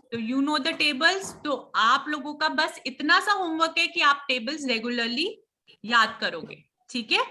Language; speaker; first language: Hindi; native; Hindi